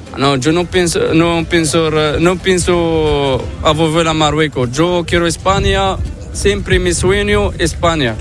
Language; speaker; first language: Spanish; non-native, learner; Arabic